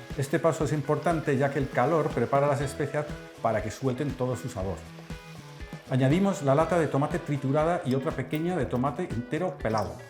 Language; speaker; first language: Spanish; non-native, fluent; Dutch